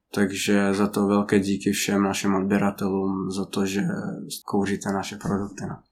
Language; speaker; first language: Czech; non-native, fluent; Russian